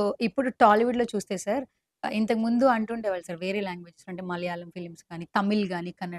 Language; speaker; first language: Telugu; native; Telugu